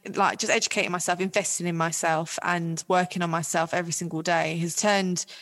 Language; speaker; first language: English; native; English